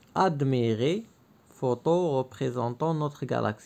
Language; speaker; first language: French; non-native, local second language; Arabic